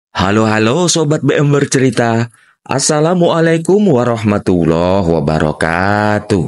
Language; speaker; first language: Indonesian; native; Indonesian